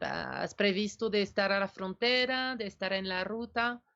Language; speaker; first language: Spanish; non-native, fluent; French